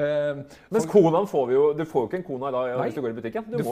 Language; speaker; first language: Norwegian; native; Norwegian